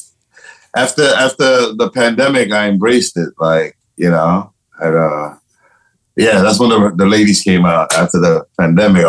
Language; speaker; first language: English; non-native, fluent; Spanish